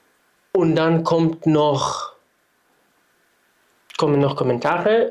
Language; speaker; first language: German; non-native, fluent; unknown